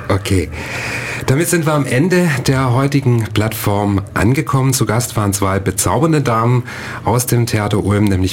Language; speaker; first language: German; native; German